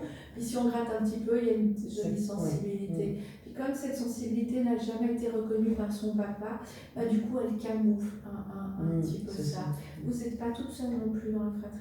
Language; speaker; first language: French; native; French